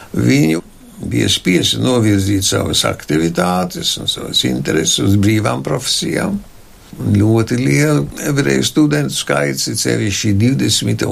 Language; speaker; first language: Latvian; non-native, local second language; German